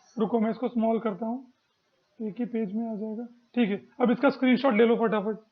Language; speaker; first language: Hindi; non-native, local second language; Marathi